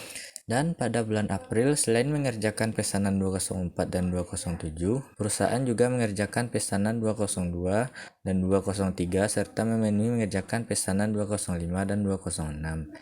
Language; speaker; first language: Indonesian; native; Indonesian